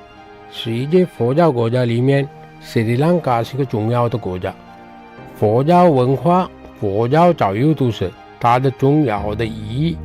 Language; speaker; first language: Chinese; non-native, learner; Sinhala